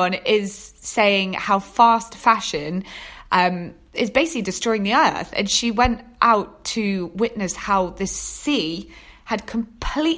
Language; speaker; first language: English; native; English